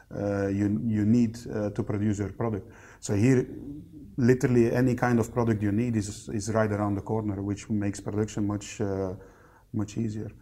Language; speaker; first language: English; non-native, fluent; Dutch